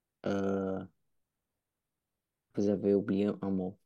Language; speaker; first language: French; non-native, learner; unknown